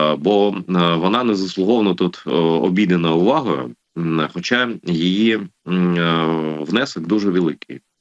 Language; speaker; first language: Ukrainian; non-native, local second language; Russian